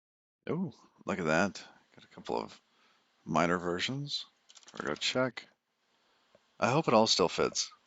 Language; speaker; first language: English; native; English